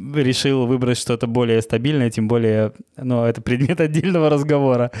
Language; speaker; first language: Russian; native; Russian